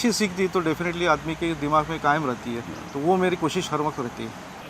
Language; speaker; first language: Hindi; non-native, local second language; Marathi